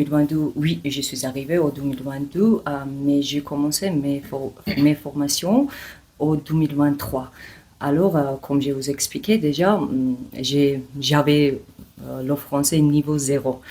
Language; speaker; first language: French; non-native, learner; Georgian